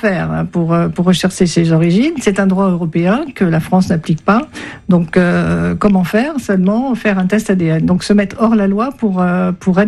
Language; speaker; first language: French; native; French